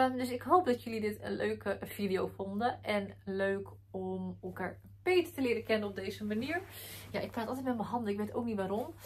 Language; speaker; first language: Dutch; early bilingual, other home language; Arabic